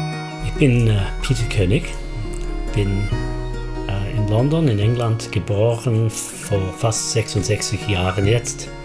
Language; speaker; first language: German; non-native, fluent; English